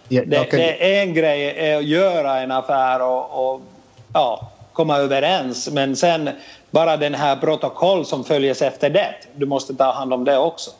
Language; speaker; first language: Swedish; non-native, fluent; Finnish